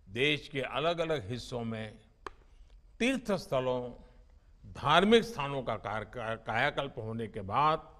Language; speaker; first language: Hindi; non-native, local second language; Gujarati